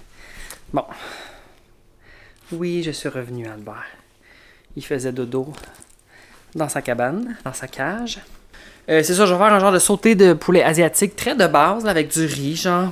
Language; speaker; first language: French; native; French